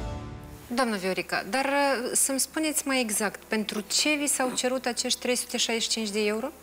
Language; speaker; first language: Romanian; native; Romanian